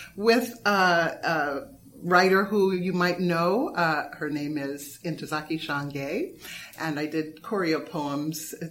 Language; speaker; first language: English; native; English